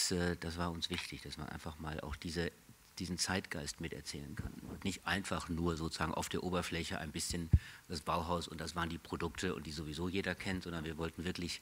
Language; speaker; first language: German; native; German